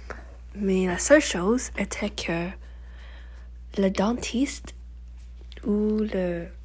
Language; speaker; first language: French; non-native, learner; English